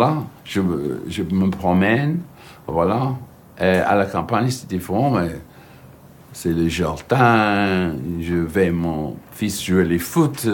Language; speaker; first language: French; non-native, fluent; English